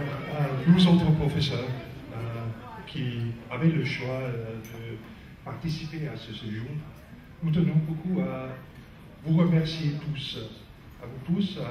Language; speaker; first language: French; non-native, fluent; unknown